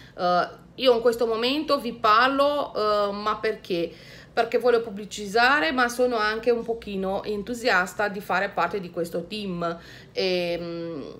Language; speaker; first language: Italian; non-native, fluent; Romanian